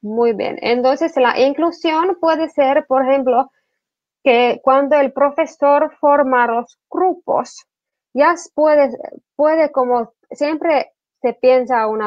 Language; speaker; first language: Spanish; non-native, fluent; Finnish